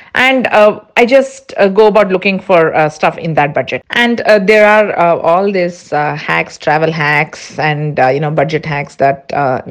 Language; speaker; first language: English; non-native, local second language; Tulu